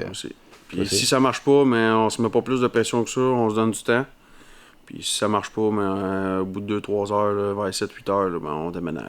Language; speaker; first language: French; native; French